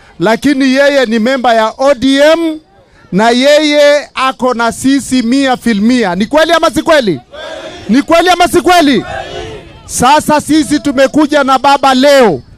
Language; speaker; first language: Swahili; native; Swahili